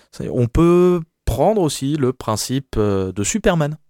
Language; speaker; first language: French; native; French